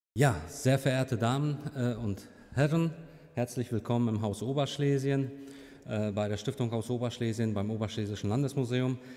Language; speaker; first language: German; native; German